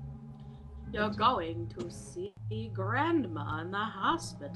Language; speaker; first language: English; native; English